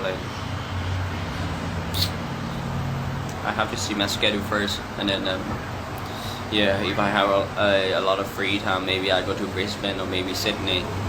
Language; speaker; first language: English; non-native, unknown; Thai